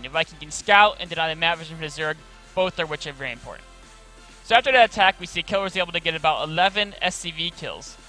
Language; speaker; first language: English; native; English